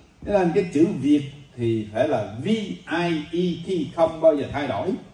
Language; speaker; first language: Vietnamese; native; Vietnamese